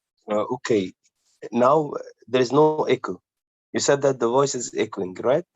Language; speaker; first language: English; non-native, fluent; Arabic